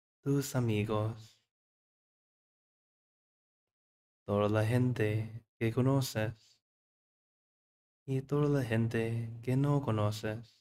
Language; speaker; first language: Spanish; non-native, fluent; English